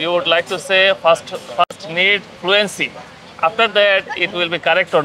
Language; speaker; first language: English; non-native, learner; Bangla